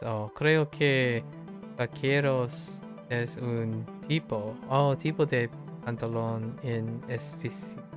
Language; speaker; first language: Spanish; non-native, learner; English